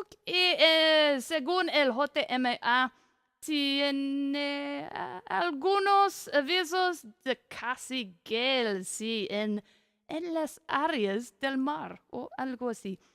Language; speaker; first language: Spanish; non-native, learner; English